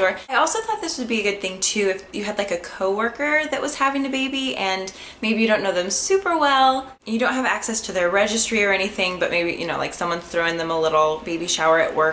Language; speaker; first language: English; native; English